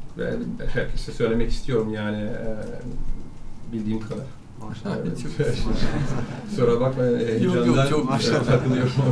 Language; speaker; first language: Turkish; non-native, learner; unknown